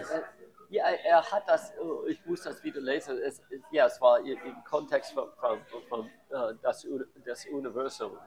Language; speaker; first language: German; non-native, learner; English